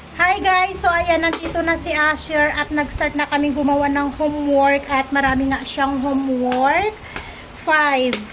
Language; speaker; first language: Filipino; native; Filipino